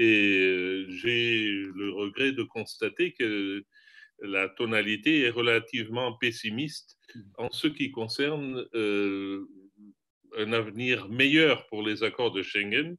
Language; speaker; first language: French; non-native, fluent; German